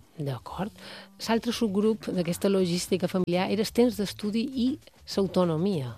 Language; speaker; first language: Catalan; native; Catalan